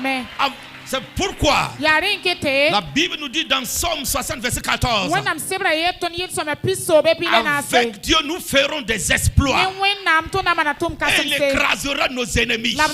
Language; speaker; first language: French; non-native, local second language; Mossi